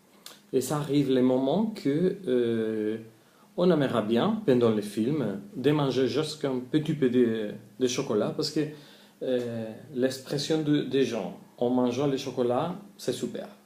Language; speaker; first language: French; non-native, learner; Spanish